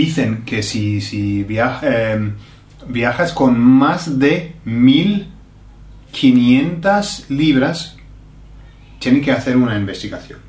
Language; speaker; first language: Spanish; non-native, fluent; English